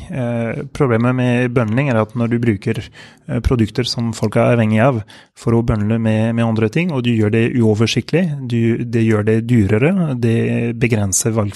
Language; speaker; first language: Norwegian; non-native, fluent; French